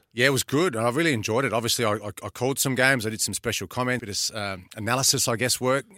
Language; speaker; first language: English; native; English